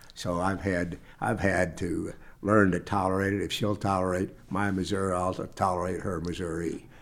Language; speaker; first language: English; native; English